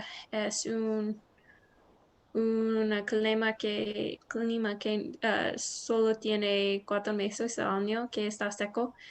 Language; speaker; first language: Spanish; non-native, learner; English